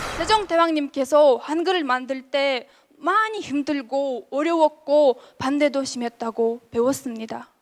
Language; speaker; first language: Korean; non-native, fluent; Kyrgyz